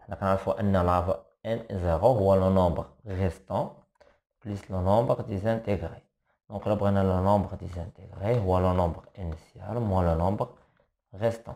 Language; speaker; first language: French; non-native, local second language; Arabic